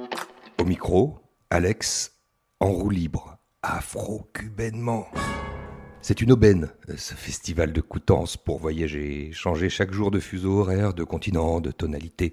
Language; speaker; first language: French; native; French